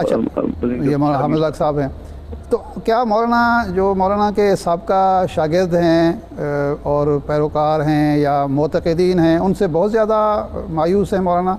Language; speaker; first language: Urdu; native; Urdu